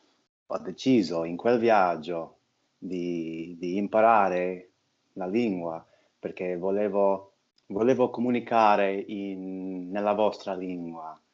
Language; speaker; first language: Italian; non-native, fluent; English